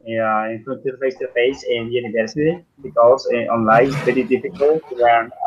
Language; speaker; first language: English; non-native, learner; Spanish